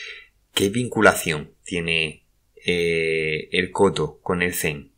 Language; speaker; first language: Spanish; native; Spanish